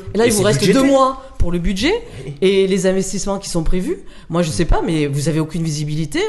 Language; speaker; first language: French; native; French